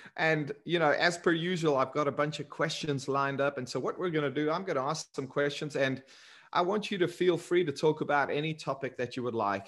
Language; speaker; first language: English; native; English